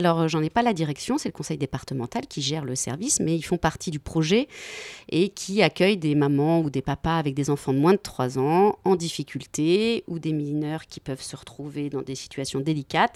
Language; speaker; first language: French; native; French